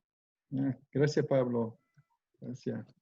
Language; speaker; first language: Spanish; non-native, fluent; English